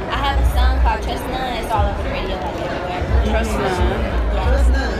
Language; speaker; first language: English; native; English